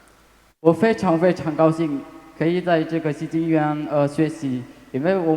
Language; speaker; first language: Chinese; non-native, learner; Madurese